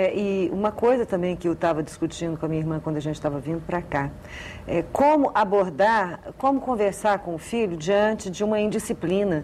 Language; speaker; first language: Portuguese; native; Portuguese